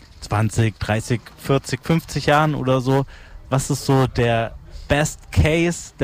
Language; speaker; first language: German; native; German